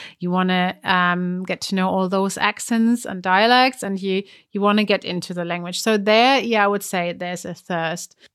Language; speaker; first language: English; non-native, fluent; German